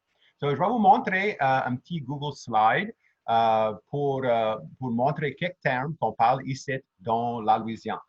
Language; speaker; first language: French; native; French